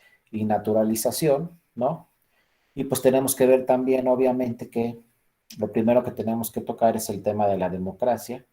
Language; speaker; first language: Spanish; native; Spanish